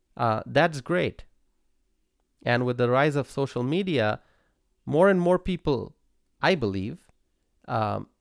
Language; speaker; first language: English; non-native, local second language; Bangla